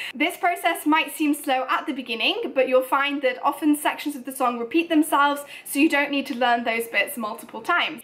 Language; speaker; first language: English; native; English